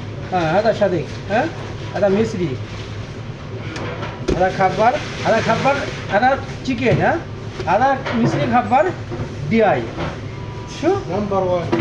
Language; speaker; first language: Arabic; non-native, learner; Bangla